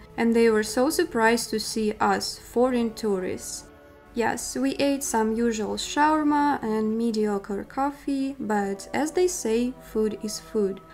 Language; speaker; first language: English; non-native, fluent; Russian